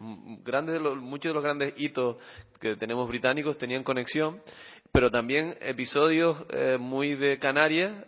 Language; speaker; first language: Spanish; native; Spanish